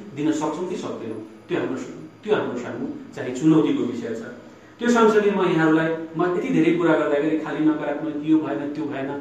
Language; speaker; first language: Nepali; non-native, local second language; Maithili